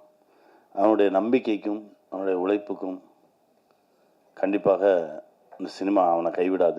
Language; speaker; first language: Tamil; native; Tamil